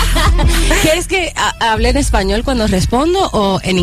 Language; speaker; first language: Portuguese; non-native, learner; English